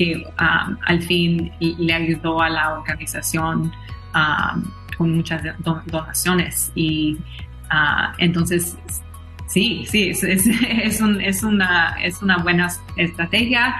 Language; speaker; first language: Spanish; early bilingual, heritage; Spanish